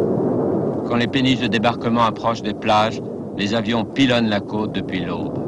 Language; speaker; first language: French; native; French